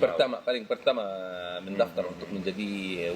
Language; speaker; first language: Indonesian; non-native, fluent; Arabic